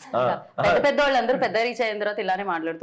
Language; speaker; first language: Telugu; native; Telugu